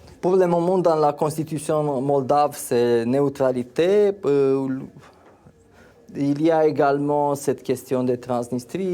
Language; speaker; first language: French; non-native, fluent; Romanian